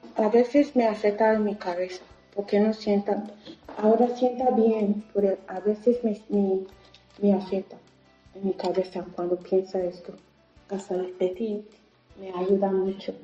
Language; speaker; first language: Spanish; non-native, learner; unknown